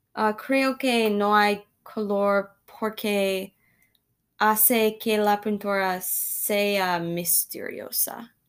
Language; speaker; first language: Spanish; non-native, learner; English